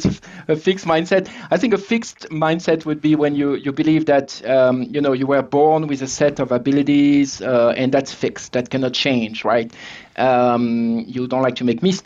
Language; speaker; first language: English; non-native, fluent; French